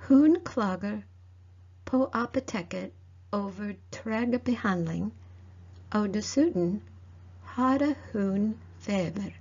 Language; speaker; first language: Norwegian; non-native, learner; English